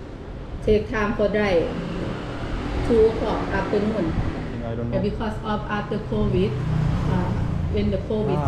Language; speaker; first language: English; non-native, learner; Thai